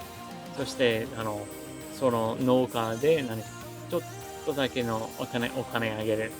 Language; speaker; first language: Japanese; non-native, learner; English